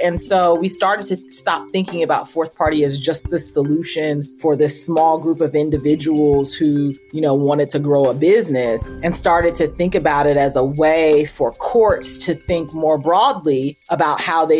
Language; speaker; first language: English; native; English